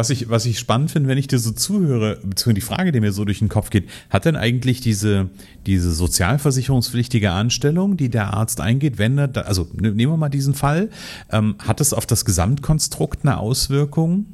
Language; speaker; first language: German; native; German